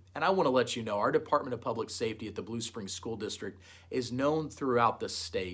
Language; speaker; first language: English; native; English